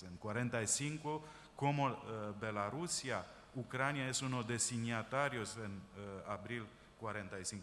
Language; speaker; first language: Spanish; non-native, fluent; Romanian